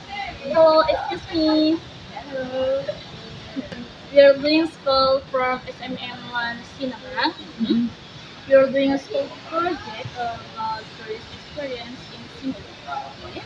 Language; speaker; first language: English; non-native, learner; Indonesian